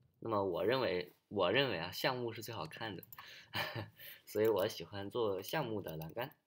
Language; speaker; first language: Chinese; early bilingual, heritage; Chinese